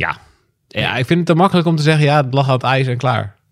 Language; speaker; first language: Dutch; native; Dutch